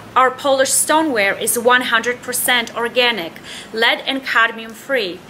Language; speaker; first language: English; non-native, fluent; Polish